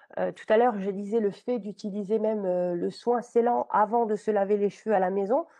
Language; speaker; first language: French; native; French